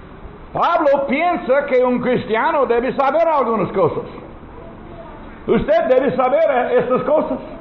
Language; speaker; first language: Spanish; non-native, learner; English